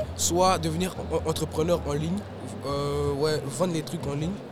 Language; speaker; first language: French; native; French